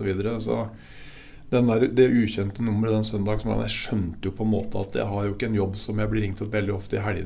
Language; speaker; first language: Norwegian; native; Norwegian